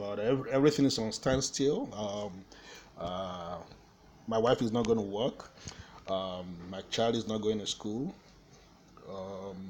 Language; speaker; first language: English; non-native, local second language; Igbo